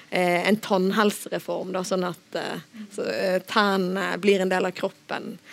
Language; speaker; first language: Norwegian; native; Norwegian